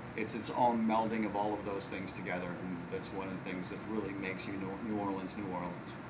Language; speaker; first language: English; native; English